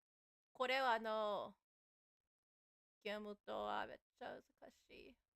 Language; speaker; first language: Japanese; non-native, learner; English